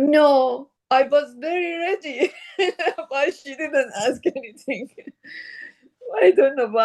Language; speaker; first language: English; non-native, learner; Persian